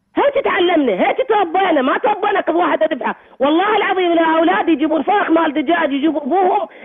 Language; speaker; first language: Arabic; native; Arabic